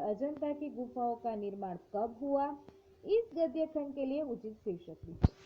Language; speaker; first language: Hindi; non-native, local second language; Gujarati